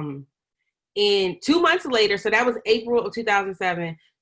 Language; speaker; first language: English; native; English